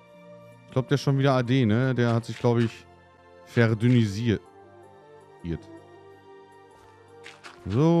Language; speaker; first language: German; native; German